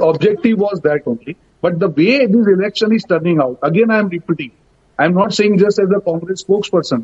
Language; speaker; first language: English; non-native, local second language; Gujarati